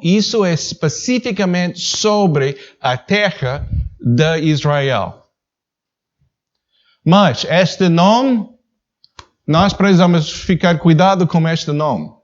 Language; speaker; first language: Portuguese; non-native, learner; English